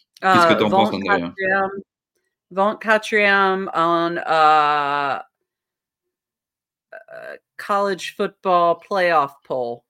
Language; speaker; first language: French; non-native, learner; English